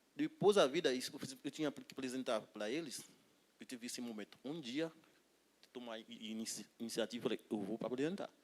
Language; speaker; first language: Portuguese; non-native, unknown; Haitian Creole